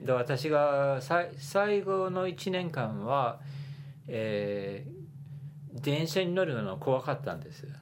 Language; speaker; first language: Japanese; non-native, fluent; English